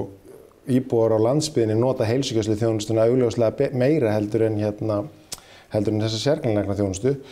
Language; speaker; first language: Icelandic; native; Icelandic